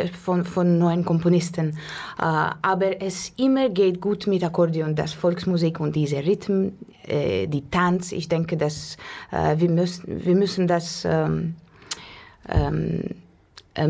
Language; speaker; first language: German; non-native, learner; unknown